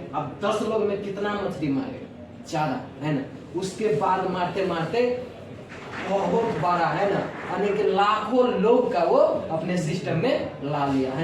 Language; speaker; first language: Hindi; non-native, local second language; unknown